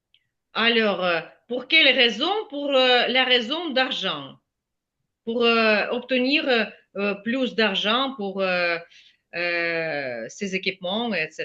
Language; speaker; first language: French; non-native, fluent; Ukrainian